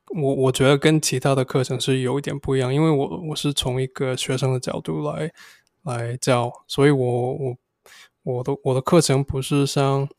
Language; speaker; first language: Chinese; non-native, fluent; English